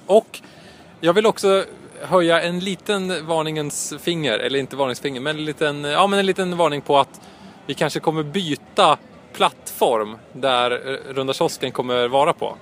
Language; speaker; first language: Swedish; native; Swedish